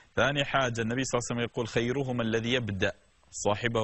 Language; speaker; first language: Arabic; native; Arabic